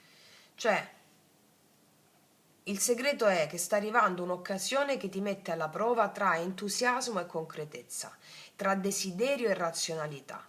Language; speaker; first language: Italian; native; Italian